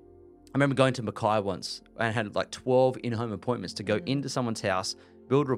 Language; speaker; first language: English; native; English